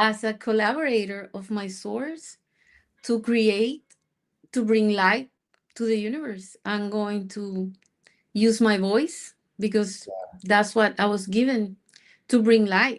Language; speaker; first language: English; non-native, fluent; Spanish